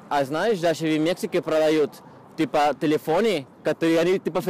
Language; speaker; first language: Russian; non-native, fluent; Spanish